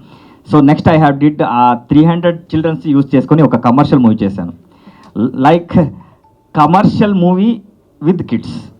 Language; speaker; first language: Telugu; non-native, learner; Kannada